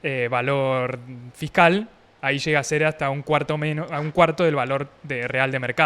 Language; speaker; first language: Spanish; native; Spanish